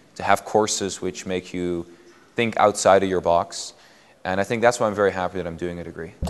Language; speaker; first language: English; non-native, fluent; Dutch